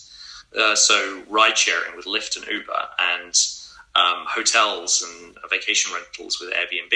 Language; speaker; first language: English; native; English